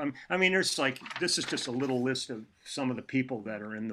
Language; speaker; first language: English; native; English